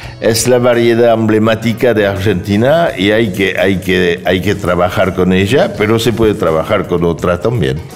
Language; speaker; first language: Spanish; non-native, fluent; French